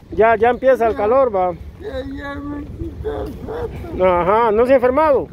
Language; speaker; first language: Spanish; native; Spanish